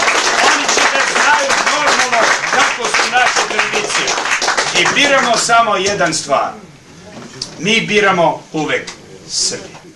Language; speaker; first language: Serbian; early bilingual, heritage; Serbian